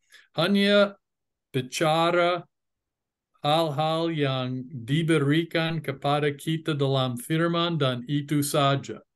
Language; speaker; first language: Indonesian; non-native, fluent; English